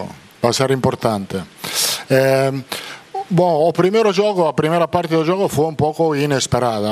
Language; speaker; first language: Portuguese; non-native, fluent; Italian